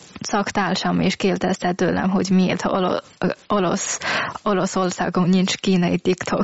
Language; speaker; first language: Hungarian; non-native, learner; Chinese